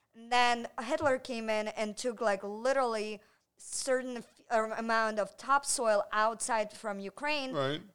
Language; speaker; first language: English; non-native, fluent; Ukrainian